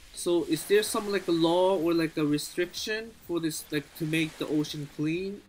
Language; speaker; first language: English; non-native, learner; Japanese